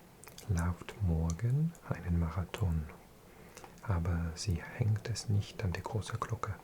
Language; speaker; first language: German; non-native, learner; English